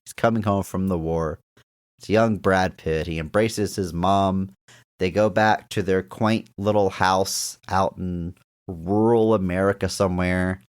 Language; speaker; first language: English; native; English